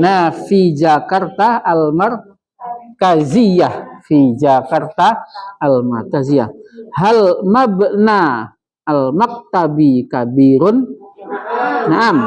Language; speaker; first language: Arabic; non-native, fluent; Indonesian